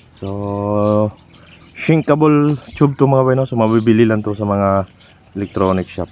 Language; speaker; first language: Filipino; non-native, local second language; Cebuano